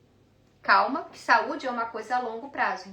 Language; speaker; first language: Portuguese; native; Portuguese